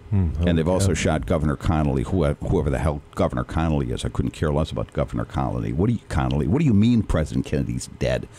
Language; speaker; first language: English; native; English